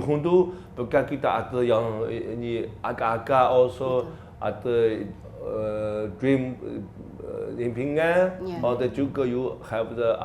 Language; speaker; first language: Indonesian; non-native, learner; Chinese